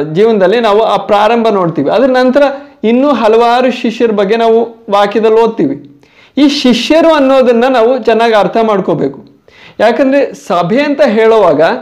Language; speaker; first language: Kannada; non-native, local second language; Malayalam